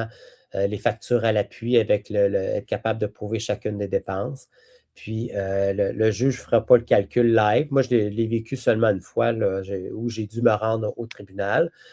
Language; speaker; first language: French; native; French